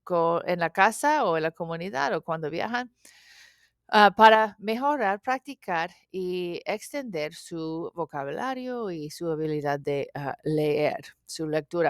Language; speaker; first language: Spanish; non-native, learner; English